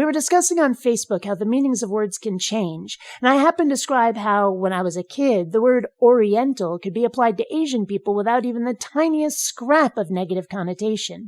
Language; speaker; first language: English; native; English